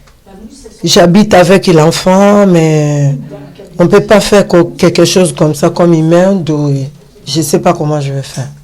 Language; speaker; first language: French; non-native, learner; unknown